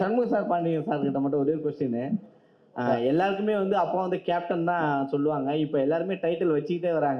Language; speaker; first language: Tamil; native; Tamil